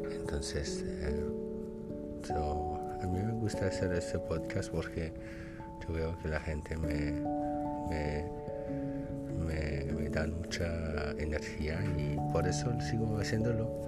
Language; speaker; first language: Spanish; non-native, learner; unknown